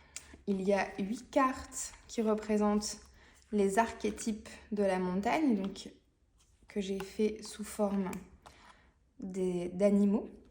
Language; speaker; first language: French; native; French